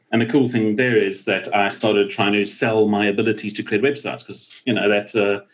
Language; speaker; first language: English; native; English